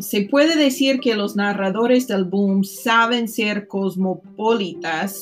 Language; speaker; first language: Spanish; non-native, fluent; English